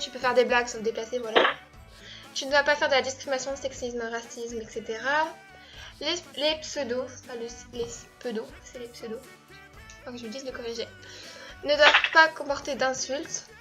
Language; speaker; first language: French; native; French